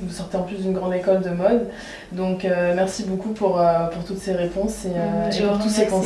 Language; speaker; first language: French; native; French